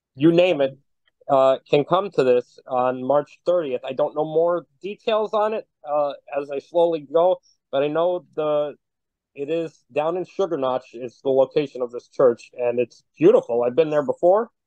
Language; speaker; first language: English; native; English